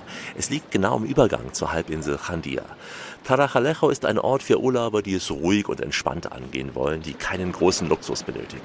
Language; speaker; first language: German; native; German